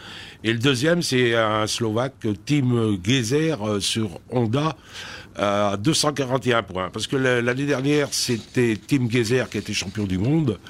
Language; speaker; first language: French; native; French